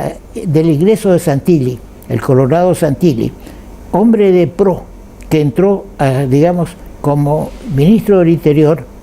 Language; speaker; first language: Spanish; native; Spanish